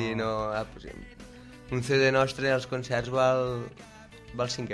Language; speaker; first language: Catalan; native; Catalan